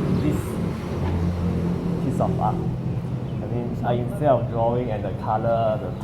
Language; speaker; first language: English; non-native, learner; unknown